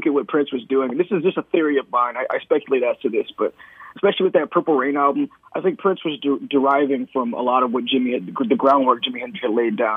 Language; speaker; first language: English; native; English